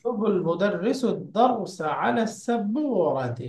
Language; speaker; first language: Arabic; non-native, learner; Bangla